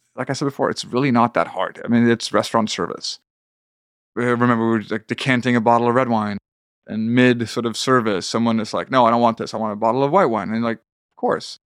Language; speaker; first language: English; non-native, fluent; Swedish